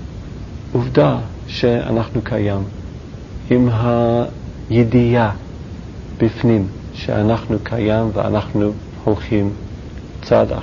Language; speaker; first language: Hebrew; non-native, learner; English